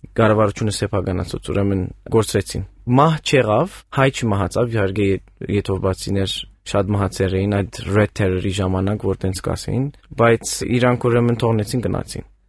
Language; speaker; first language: Armenian; early bilingual, heritage; Armenian